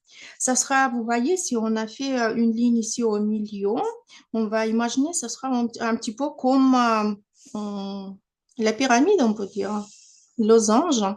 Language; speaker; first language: French; non-native, fluent; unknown